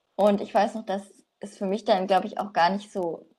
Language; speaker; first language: German; native; German